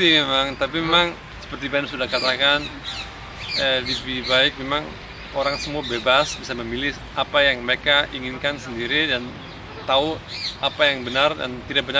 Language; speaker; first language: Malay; early bilingual, other home language; German